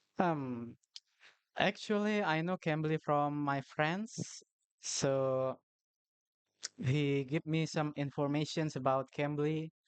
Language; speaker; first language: English; non-native, learner; Indonesian